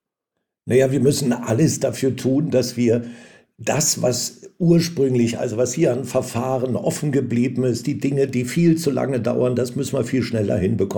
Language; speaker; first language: German; native; German